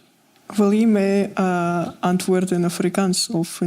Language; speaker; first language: Afrikaans; non-native, fluent; Russian